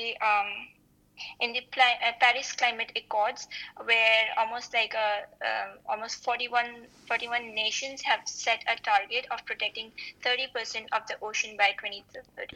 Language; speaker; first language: English; non-native, local second language; Hindi